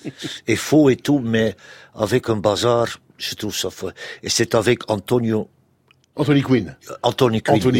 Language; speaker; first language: French; non-native, local second language; Dutch